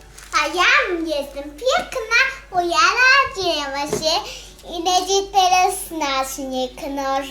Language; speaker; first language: Polish; early bilingual, other home language; Russian